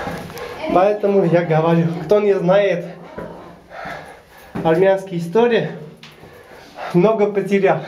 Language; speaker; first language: Russian; non-native, local second language; Armenian